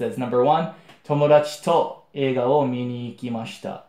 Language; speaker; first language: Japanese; non-native, fluent; English